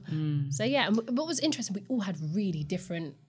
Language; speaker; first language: English; native; English